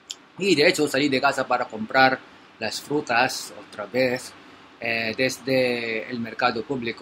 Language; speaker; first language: Spanish; non-native, learner; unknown